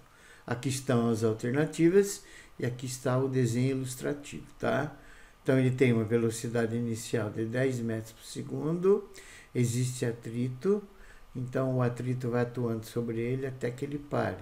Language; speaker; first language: Portuguese; native; Portuguese